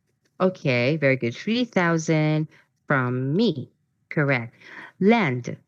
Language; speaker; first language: English; non-native, fluent; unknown